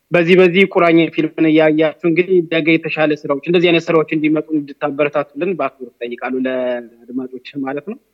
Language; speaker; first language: Amharic; native; Amharic